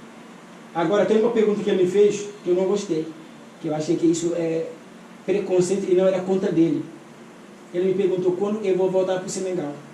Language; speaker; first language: Portuguese; non-native, fluent; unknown